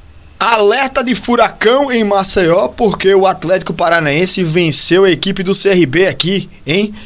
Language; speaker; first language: Portuguese; native; Portuguese